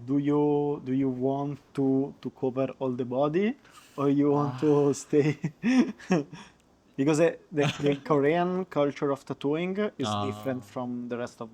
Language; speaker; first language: English; non-native, learner; Italian